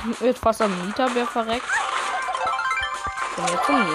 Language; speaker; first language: German; native; German